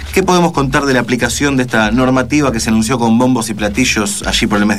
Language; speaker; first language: Spanish; native; Spanish